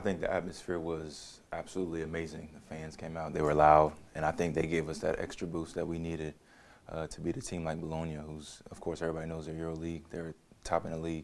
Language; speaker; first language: English; native; English